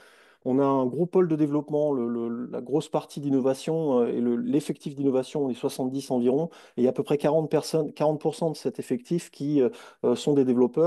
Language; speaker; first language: French; native; French